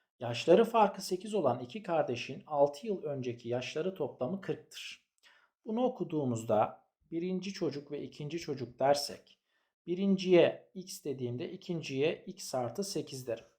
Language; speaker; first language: Turkish; native; Turkish